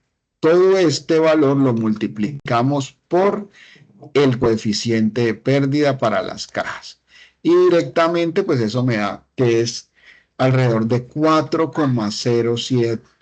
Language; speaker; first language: Spanish; native; Spanish